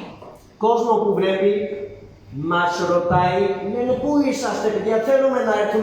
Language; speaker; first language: Greek; non-native, learner; Urdu